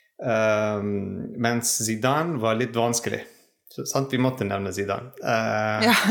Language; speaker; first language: Norwegian; non-native, fluent; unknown